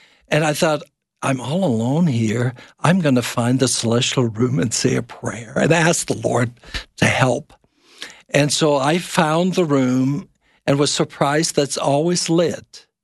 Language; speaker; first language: English; non-native, fluent; German